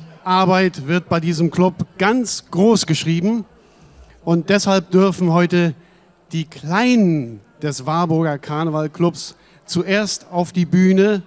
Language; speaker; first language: German; native; German